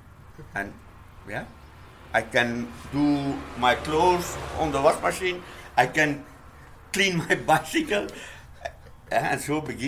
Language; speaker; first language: English; non-native, learner; Dutch